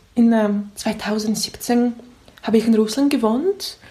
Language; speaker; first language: German; non-native, learner; Russian